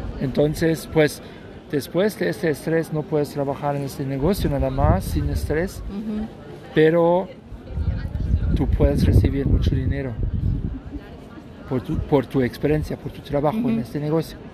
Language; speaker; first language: Spanish; non-native, learner; German